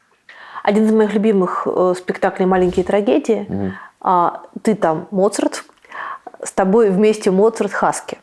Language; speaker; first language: Russian; native; Russian